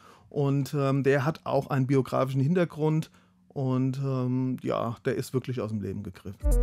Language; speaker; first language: German; native; German